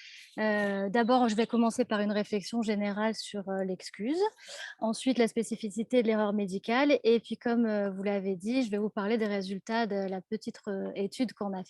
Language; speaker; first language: French; native; French